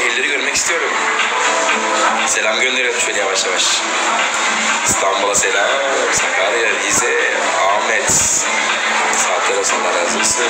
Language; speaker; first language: Turkish; native; Turkish